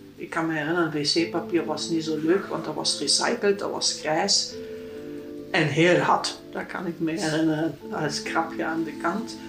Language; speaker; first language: Dutch; non-native, fluent; German